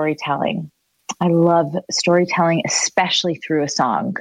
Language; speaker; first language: English; native; English